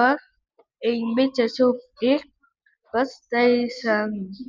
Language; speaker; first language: English; non-native, learner; Vietnamese